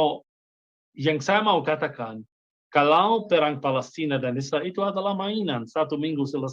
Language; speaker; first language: Indonesian; non-native, fluent; Hebrew